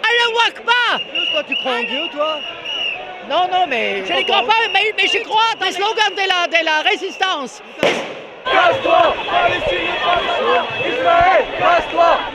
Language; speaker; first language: French; non-native, local second language; Arabic